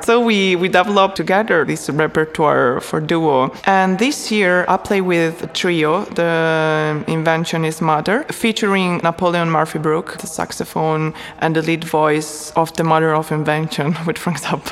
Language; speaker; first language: English; non-native, fluent; Italian